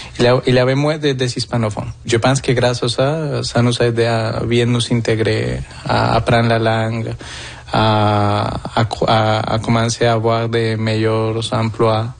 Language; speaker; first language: French; non-native, fluent; Spanish